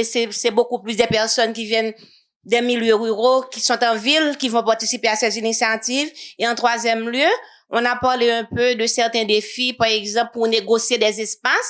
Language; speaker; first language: French; non-native, local second language; Haitian Creole